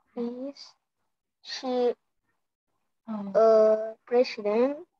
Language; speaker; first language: English; non-native, learner; Indonesian